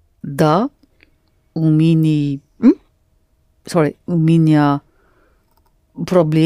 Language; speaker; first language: Russian; non-native, learner; English